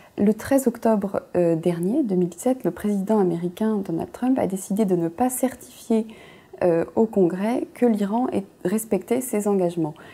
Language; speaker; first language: French; native; French